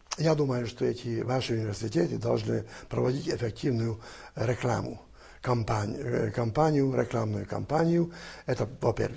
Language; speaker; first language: Russian; non-native, fluent; Hungarian